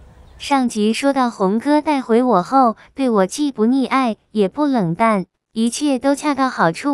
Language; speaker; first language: Chinese; non-native, fluent; Vietnamese